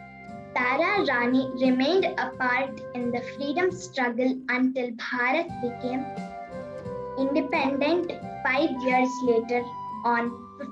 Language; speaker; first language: English; non-native, local second language; Kannada